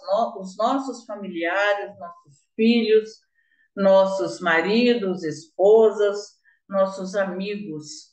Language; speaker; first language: Portuguese; native; Portuguese